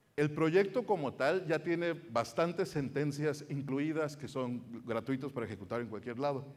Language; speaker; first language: Spanish; native; Spanish